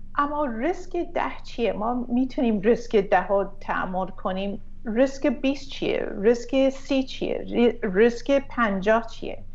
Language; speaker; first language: Persian; early bilingual, heritage; Persian